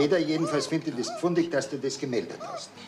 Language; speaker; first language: German; native; German